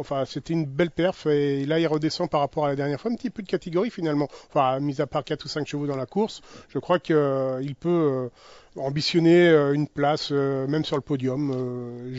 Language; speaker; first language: French; native; French